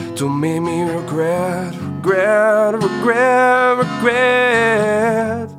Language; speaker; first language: English; native; English